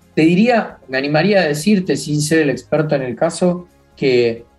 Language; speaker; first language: Spanish; native; Spanish